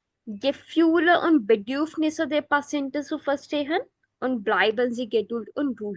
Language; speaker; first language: German; non-native, fluent; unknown